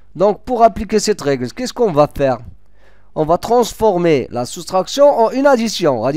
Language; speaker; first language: French; non-native, local second language; Arabic